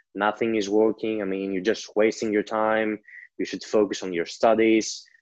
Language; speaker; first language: English; non-native, fluent; Greek